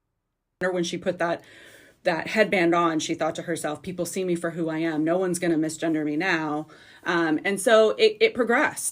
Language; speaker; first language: English; native; English